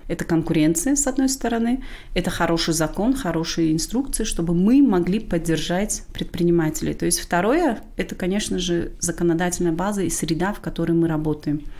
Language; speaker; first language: Russian; non-native, local second language; Tajik